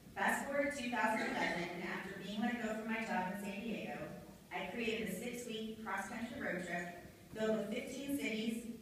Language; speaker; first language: English; native; English